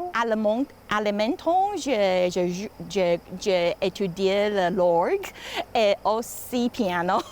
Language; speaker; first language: French; non-native, learner; Chinese